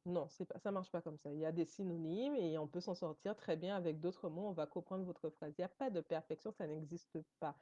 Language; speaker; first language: French; native; French